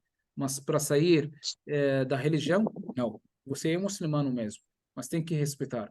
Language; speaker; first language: Portuguese; non-native, fluent; Arabic